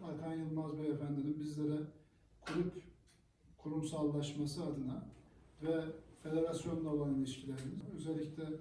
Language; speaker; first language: Turkish; native; Turkish